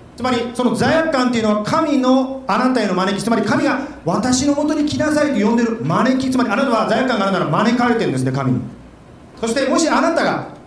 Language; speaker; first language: Japanese; native; Japanese